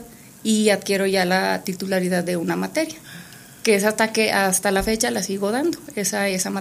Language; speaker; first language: Spanish; native; Spanish